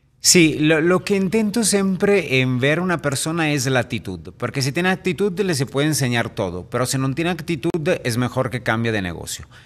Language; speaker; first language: Spanish; non-native, fluent; Italian